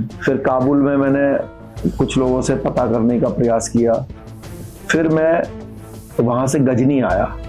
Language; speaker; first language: Hindi; native; Hindi